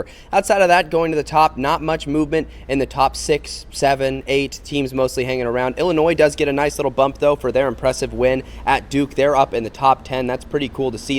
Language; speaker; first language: English; native; English